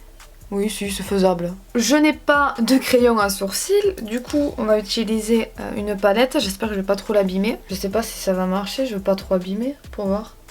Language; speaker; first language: French; native; French